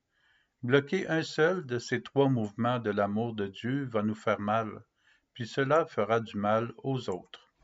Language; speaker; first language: French; native; French